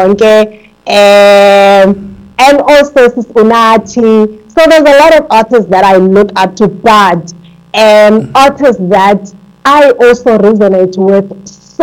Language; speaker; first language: English; non-native, local second language; Xhosa